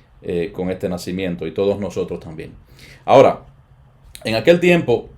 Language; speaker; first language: Spanish; native; Spanish